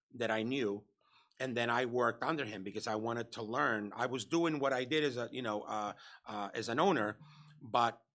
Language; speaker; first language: English; early bilingual, other home language; Spanish